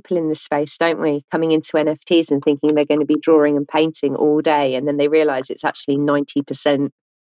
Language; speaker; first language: English; native; English